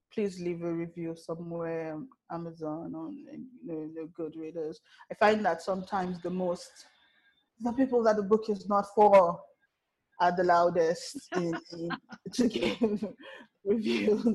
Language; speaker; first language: English; non-native, local second language; Yoruba